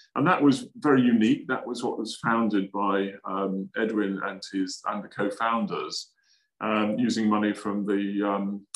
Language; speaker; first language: English; native; English